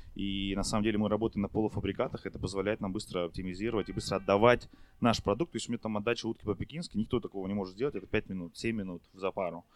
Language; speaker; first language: Russian; native; Russian